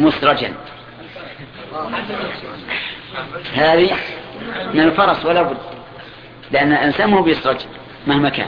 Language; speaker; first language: Arabic; native; Arabic